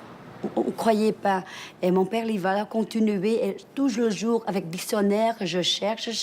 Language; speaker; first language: French; early bilingual, other home language; Vietnamese